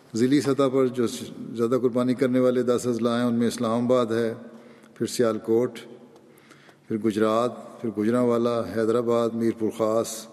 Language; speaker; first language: Urdu; native; Urdu